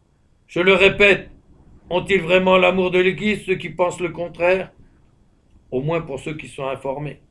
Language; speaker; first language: French; native; French